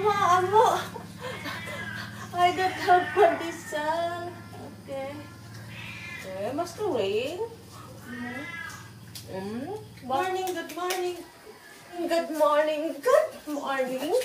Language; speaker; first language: English; non-native, learner; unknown